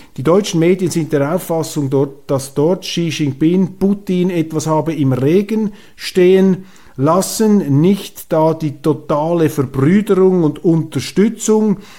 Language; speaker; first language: German; native; German